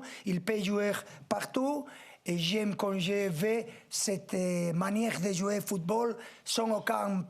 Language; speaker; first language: French; non-native, fluent; Spanish